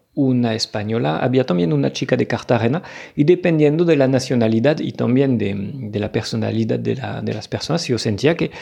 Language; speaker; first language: Spanish; non-native, fluent; French